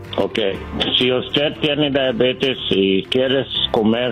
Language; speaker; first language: Spanish; non-native, learner; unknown